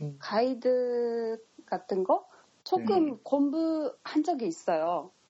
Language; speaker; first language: Korean; non-native, fluent; Japanese